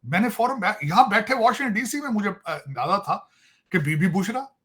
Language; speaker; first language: Urdu; non-native, local second language; Punjabi